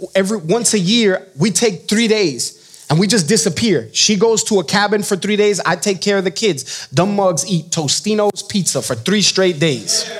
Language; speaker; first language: English; native; English